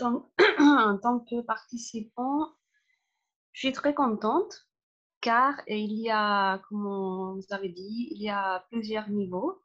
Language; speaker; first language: French; non-native, fluent; Spanish